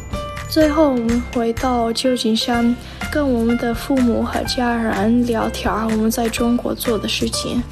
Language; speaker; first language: Chinese; non-native, learner; English